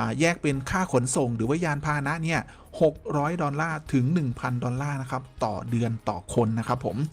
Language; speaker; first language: Thai; native; Thai